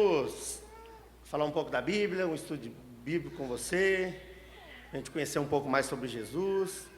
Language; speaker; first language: Portuguese; native; Portuguese